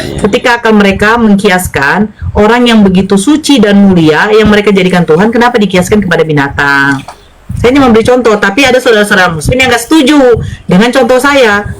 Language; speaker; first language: Indonesian; native; Indonesian